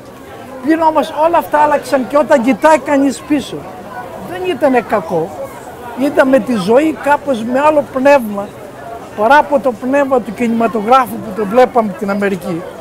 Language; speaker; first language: Greek; native; Greek